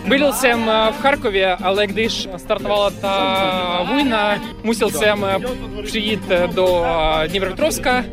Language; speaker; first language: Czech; non-native, learner; Ukrainian